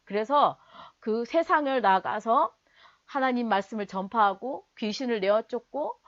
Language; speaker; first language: Korean; native; Korean